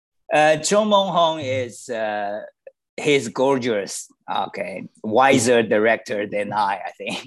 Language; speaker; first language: English; non-native, learner; Chinese